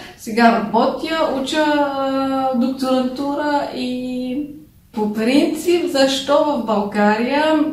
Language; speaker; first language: Bulgarian; early bilingual, heritage; Bulgarian